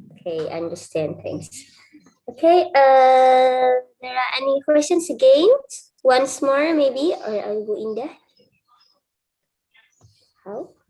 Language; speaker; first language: English; non-native, fluent; Indonesian